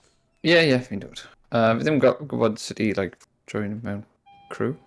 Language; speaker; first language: Welsh; non-native, local second language; English